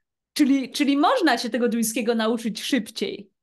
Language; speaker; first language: Polish; native; Polish